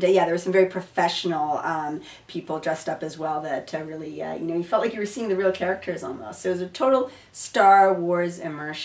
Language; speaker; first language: English; native; English